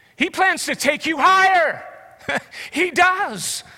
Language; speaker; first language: English; native; English